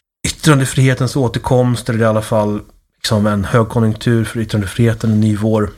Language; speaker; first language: Swedish; native; Swedish